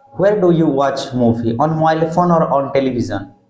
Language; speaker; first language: English; non-native, fluent; Hindi